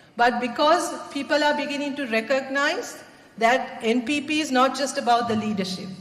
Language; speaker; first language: English; non-native, local second language; Sinhala